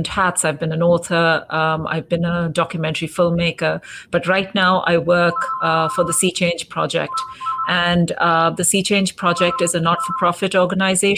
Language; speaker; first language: English; native; English